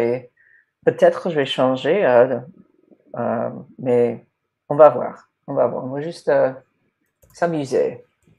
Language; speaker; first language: French; non-native, fluent; English